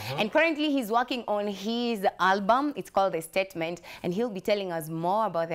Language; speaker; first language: English; non-native, local second language; Swahili